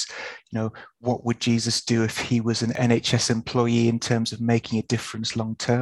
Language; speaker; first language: English; native; English